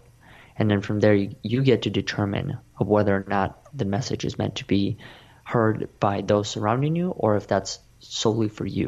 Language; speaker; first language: English; early bilingual, other home language; Russian